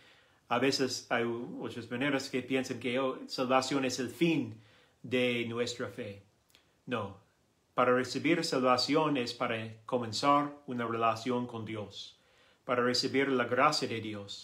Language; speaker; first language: Spanish; non-native, learner; English